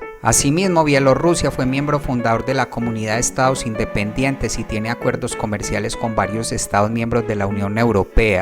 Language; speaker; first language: Spanish; native; Spanish